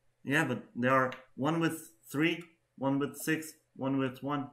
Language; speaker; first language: English; non-native, fluent; Albanian